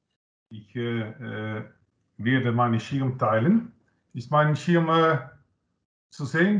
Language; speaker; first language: German; non-native, learner; Dutch